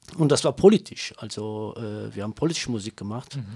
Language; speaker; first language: German; non-native, learner; Kurdish